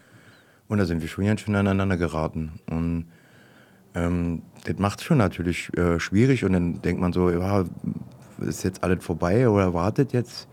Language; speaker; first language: German; native; German